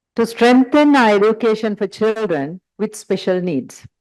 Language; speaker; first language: English; non-native, local second language; Sinhala